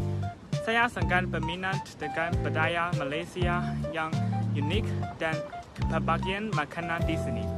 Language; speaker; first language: Indonesian; non-native, learner; Chinese